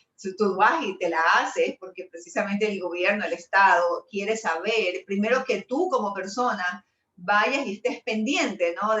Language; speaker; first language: Spanish; native; Spanish